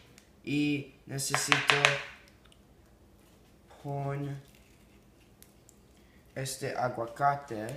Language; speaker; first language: Spanish; non-native, learner; English